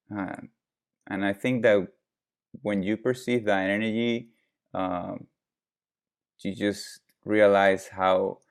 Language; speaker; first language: English; non-native, fluent; Spanish